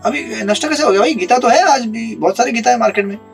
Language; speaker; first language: Hindi; non-native, local second language; Marathi